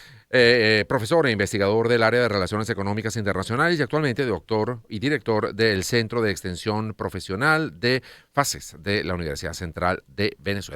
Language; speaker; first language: Spanish; native; Spanish